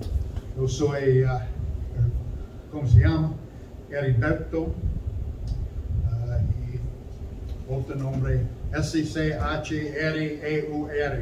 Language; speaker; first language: Spanish; non-native, learner; German